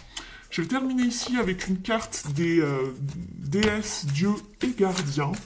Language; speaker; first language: French; native; French